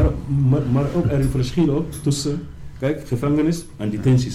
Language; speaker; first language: Dutch; non-native, learner; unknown